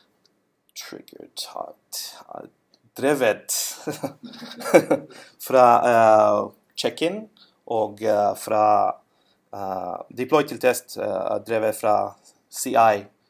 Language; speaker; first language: Norwegian; non-native, learner; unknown